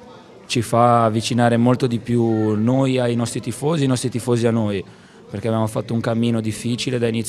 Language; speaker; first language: Italian; native; Italian